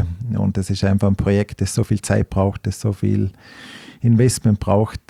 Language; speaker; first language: German; native; German